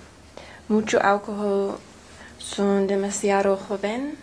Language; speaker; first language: Spanish; non-native, learner; English